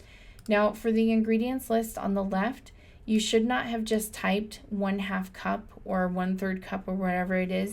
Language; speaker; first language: English; native; English